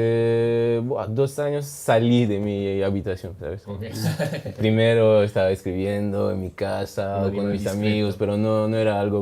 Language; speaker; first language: Spanish; non-native, learner; French